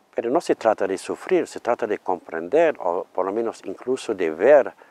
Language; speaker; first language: Spanish; non-native, fluent; German